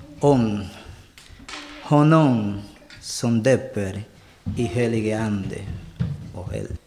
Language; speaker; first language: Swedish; non-native, learner; Spanish